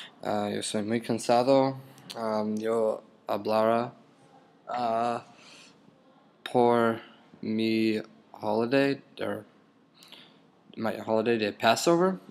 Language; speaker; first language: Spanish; non-native, learner; English